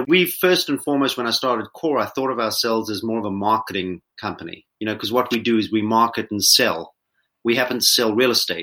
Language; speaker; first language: English; native; English